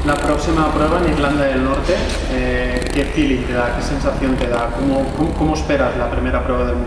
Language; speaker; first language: Spanish; native; Spanish